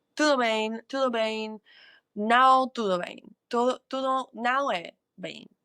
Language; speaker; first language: Portuguese; non-native, learner; English